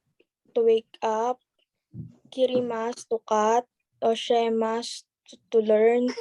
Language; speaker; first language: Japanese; non-native, learner; Filipino